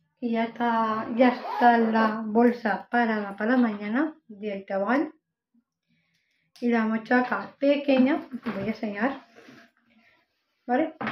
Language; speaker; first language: Spanish; non-native, local second language; Catalan